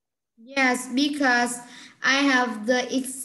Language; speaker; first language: English; non-native, learner; Vietnamese